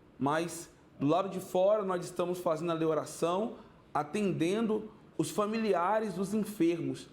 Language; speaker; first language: Portuguese; native; Portuguese